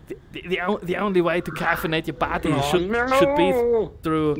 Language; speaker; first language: English; non-native, fluent; German